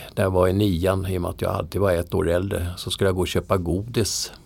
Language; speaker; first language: Swedish; native; Swedish